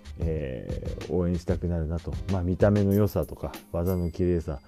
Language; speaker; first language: Japanese; native; Japanese